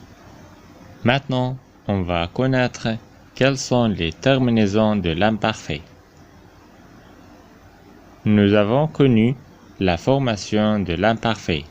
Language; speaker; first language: French; non-native, fluent; Arabic